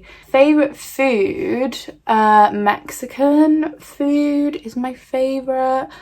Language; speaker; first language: English; native; English